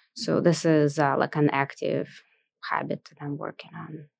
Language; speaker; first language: English; non-native, fluent; Russian